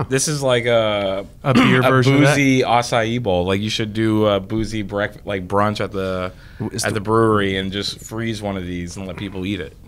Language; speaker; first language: English; native; English